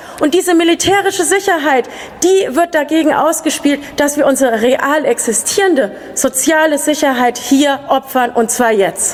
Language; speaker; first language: German; native; German